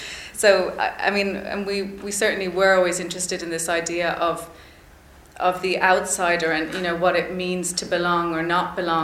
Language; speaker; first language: English; native; English